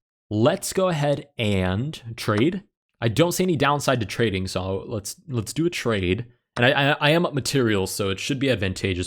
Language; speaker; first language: English; native; English